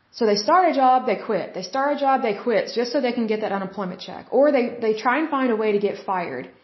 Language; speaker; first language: English; native; English